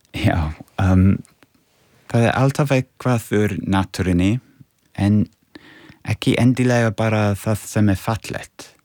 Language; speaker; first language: Icelandic; non-native, fluent; English